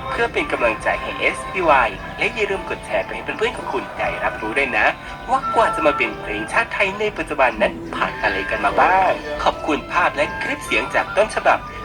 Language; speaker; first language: Thai; native; Thai